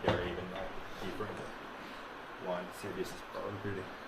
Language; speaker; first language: English; non-native, fluent; Swedish